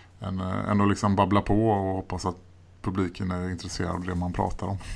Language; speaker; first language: Swedish; native; Swedish